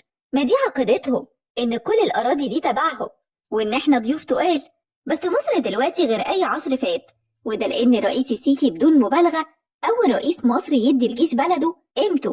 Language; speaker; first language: Arabic; native; Arabic